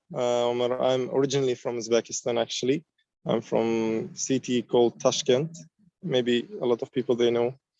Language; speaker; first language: English; non-native, fluent; Uzbek